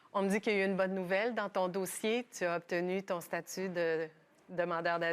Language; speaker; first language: French; native; French